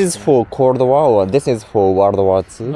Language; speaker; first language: English; non-native, learner; Japanese